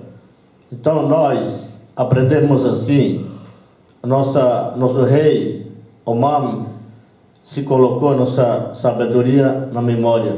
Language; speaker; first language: Portuguese; non-native, local second language; Yanomámi